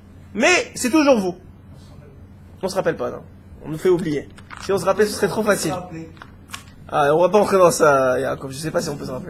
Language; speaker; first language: French; native; French